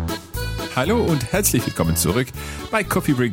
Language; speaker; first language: German; non-native, fluent; English